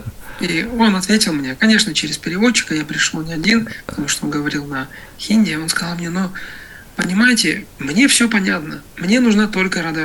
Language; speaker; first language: Russian; native; Russian